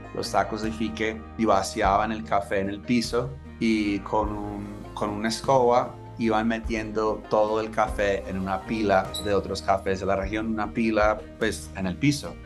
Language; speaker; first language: Spanish; non-native, fluent; English